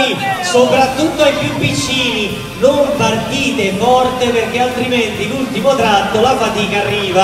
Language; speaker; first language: Italian; native; Italian